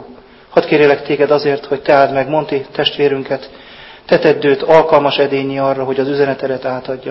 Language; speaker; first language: Hungarian; native; Hungarian